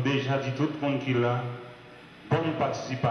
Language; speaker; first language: French; non-native, local second language; Haitian Creole